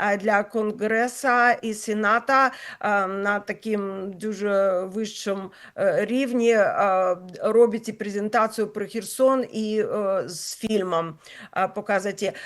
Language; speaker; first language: Ukrainian; non-native, local second language; Russian